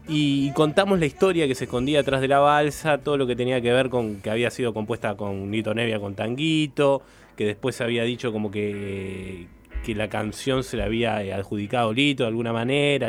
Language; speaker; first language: Spanish; native; Spanish